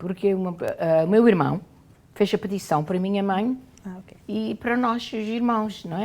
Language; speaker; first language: Portuguese; non-native, local second language; Kabuverdianu